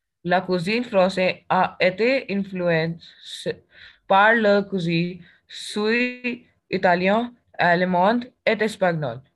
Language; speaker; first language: French; non-native, learner; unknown